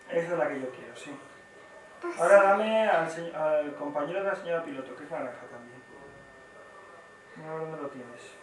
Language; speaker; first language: Spanish; native; Spanish